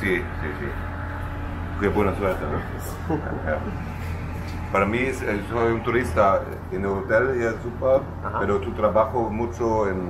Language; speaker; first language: Spanish; non-native, learner; German